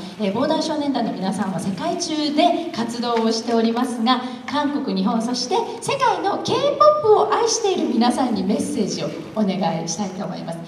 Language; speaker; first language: Japanese; native; Japanese